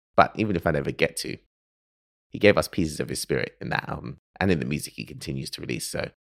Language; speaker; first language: English; early bilingual, other home language; Akan